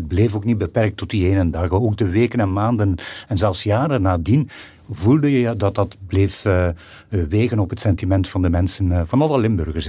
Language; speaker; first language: Dutch; native; Dutch